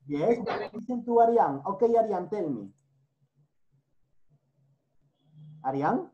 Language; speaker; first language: English; non-native, learner; Spanish